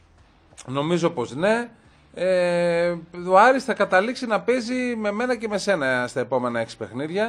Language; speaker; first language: Greek; native; Greek